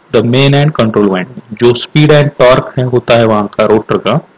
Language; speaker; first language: Hindi; non-native, local second language; Marathi